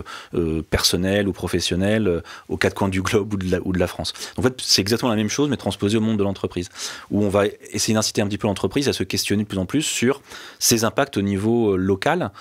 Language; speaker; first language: French; native; French